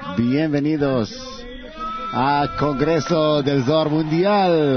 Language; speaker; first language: Spanish; non-native, learner; Hebrew